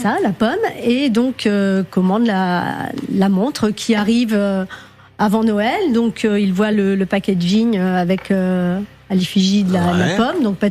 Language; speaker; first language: French; native; French